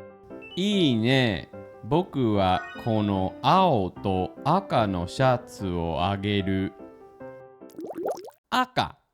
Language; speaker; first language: Japanese; non-native, fluent; English